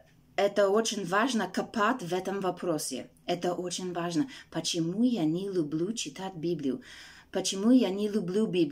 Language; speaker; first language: Russian; non-native, fluent; English